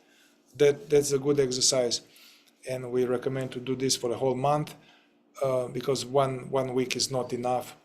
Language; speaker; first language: English; non-native, fluent; Romanian